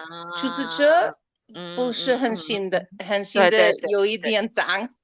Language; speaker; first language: Chinese; non-native, learner; English